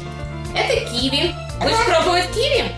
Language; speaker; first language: Russian; native; Russian